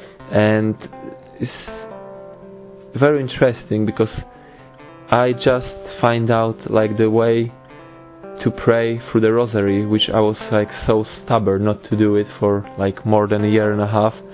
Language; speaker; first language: English; non-native, fluent; Polish